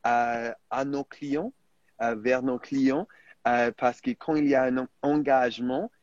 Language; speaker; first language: French; non-native, fluent; English